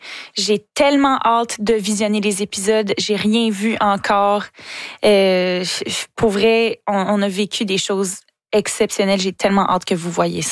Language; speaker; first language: French; native; French